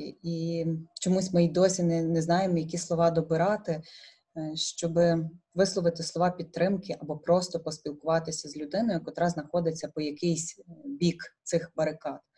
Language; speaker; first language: Ukrainian; native; Ukrainian